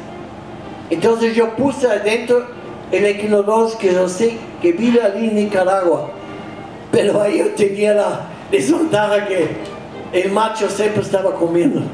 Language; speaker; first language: Spanish; non-native, fluent; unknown